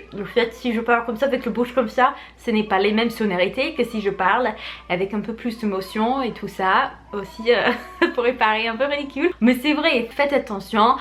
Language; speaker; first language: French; non-native, fluent; English